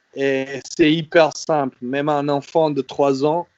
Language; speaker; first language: French; non-native, fluent; Serbian